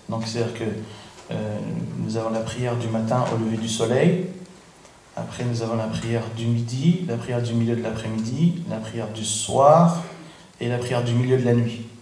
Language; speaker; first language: French; non-native, fluent; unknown